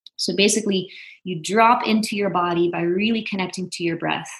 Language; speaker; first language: English; non-native, fluent; Dutch